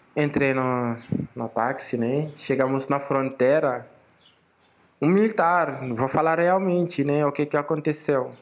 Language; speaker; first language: Portuguese; non-native, fluent; Wolof